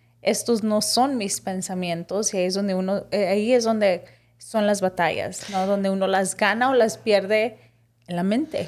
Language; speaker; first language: Spanish; early bilingual, heritage; Spanish